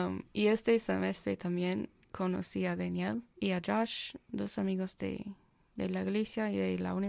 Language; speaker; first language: Spanish; non-native, fluent; English